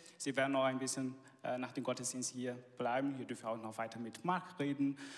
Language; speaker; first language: German; non-native, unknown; Portuguese